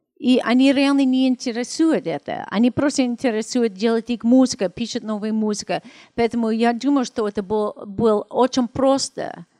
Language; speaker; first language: Russian; non-native, learner; English